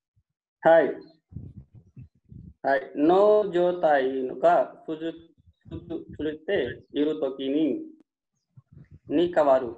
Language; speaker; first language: Japanese; non-native, learner; Hindi